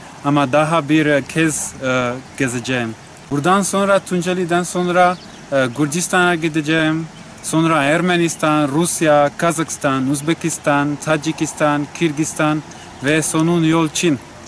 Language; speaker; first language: Turkish; non-native, learner; Spanish